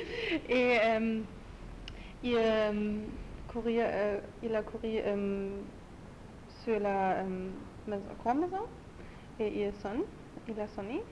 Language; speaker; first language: French; non-native, learner; German